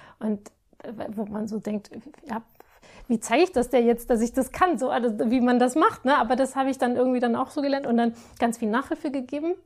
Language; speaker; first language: German; non-native, fluent; Spanish